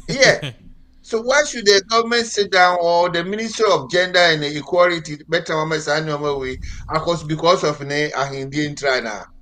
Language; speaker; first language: English; non-native, local second language; Akan